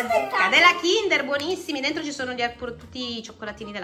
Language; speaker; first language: Italian; native; Italian